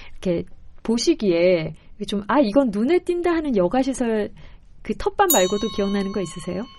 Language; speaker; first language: Korean; native; Korean